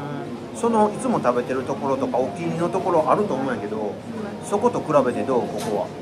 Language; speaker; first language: Japanese; native; Japanese